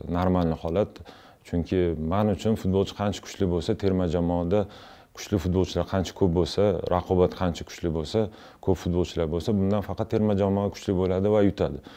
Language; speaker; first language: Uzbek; non-native, local second language; Russian